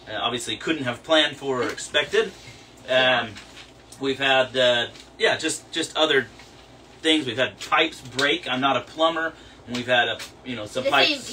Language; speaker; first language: English; native; English